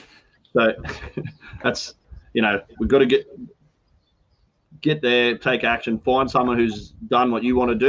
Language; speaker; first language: English; native; English